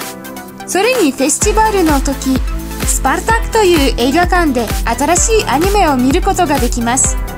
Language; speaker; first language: Japanese; non-native, fluent; Russian